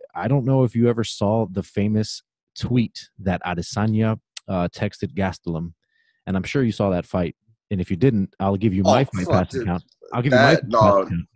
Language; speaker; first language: English; native; English